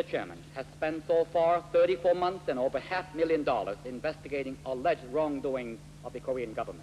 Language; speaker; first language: English; non-native, local second language; Korean